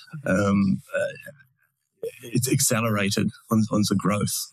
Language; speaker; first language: English; native; English